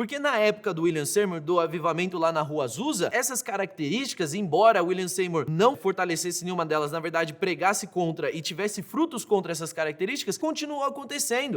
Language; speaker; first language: Portuguese; native; Portuguese